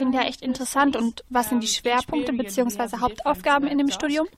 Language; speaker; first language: German; native; German